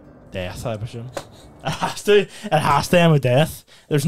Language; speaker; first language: English; native; English